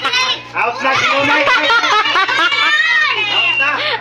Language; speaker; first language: Filipino; non-native, local second language; Bikol